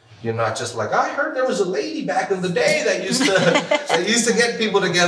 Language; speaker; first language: English; early bilingual, other home language; Spanish